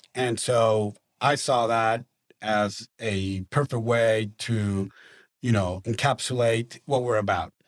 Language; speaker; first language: English; non-native, fluent; Spanish